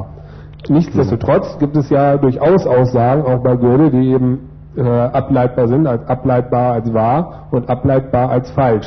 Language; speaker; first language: German; native; German